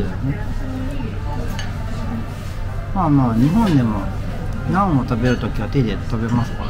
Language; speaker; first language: Japanese; native; Japanese